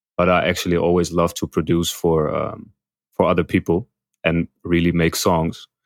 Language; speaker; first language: English; non-native, fluent; Dutch